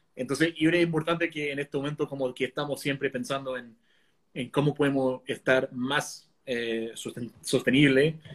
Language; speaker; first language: Spanish; non-native, fluent; English